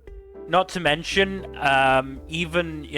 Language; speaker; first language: English; native; English